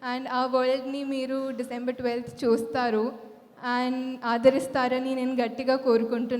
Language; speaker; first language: Telugu; non-native, local second language; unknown